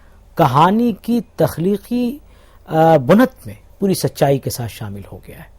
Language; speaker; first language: Urdu; native; Urdu